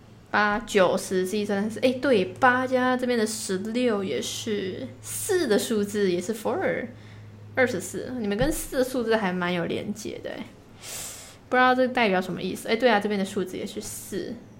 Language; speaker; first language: Chinese; native; Chinese